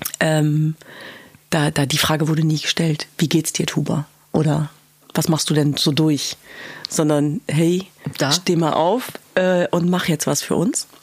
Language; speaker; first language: German; early bilingual, other home language; Kurdish